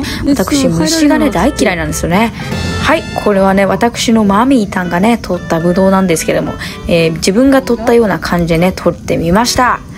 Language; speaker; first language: Japanese; native; Japanese